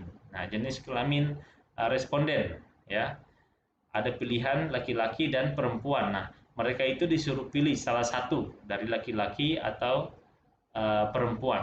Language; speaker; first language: Indonesian; native; Indonesian